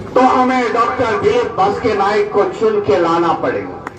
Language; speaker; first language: Hindi; non-native, local second language; Marathi